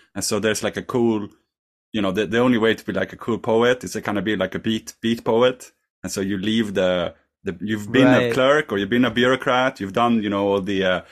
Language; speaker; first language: English; non-native, fluent; Swedish